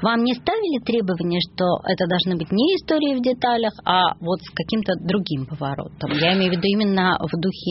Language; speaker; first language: Russian; native; Russian